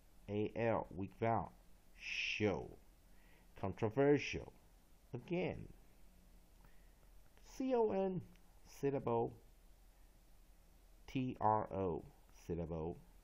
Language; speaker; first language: English; non-native, fluent; Chinese